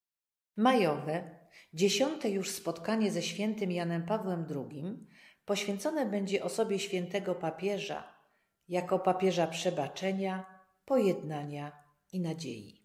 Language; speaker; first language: Polish; native; Polish